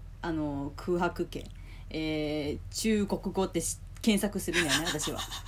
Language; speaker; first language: Japanese; non-native, fluent; Cantonese